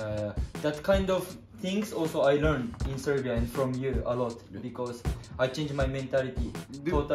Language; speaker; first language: English; non-native, learner; Japanese